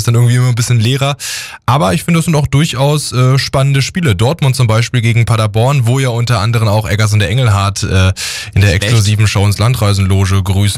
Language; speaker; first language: German; native; German